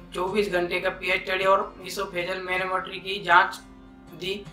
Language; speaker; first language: Hindi; non-native, local second language; Marathi